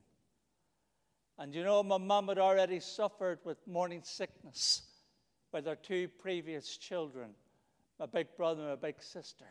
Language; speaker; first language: English; native; English